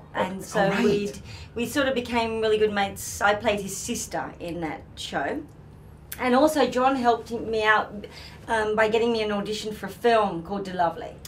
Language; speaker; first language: English; native; English